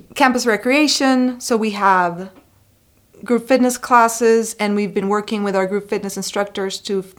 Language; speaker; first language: English; non-native, fluent; Spanish